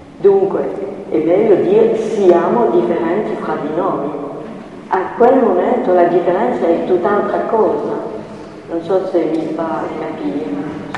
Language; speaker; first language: Italian; non-native, fluent; French